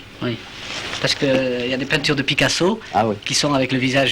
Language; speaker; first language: French; native; French